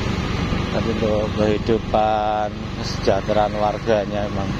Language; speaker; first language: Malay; non-native, local second language; Javanese